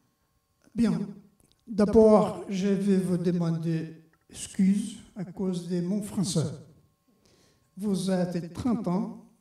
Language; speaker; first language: French; non-native, fluent; Portuguese